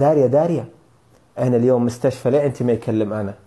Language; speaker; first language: Arabic; native; Arabic